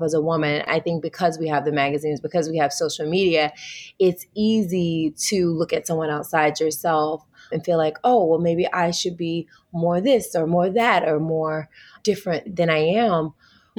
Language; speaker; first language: English; native; English